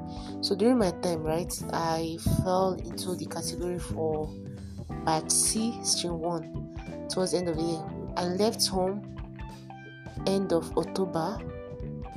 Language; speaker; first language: English; non-native, local second language; Igbo